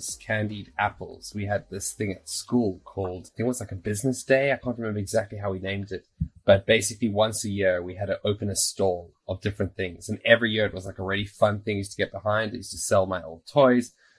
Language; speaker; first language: English; native; English